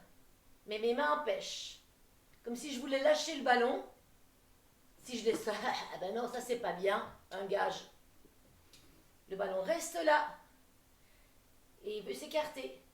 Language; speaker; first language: French; native; French